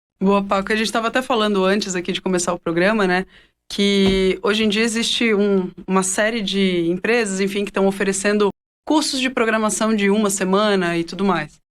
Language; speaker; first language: Portuguese; native; Portuguese